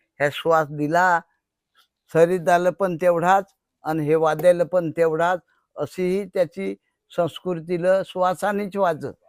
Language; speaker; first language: Marathi; non-native, local second language; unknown